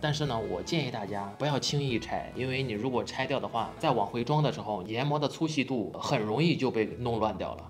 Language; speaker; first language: Chinese; native; Chinese